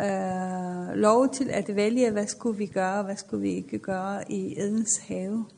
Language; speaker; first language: Danish; non-native, fluent; Persian